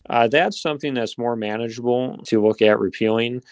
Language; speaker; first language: English; native; English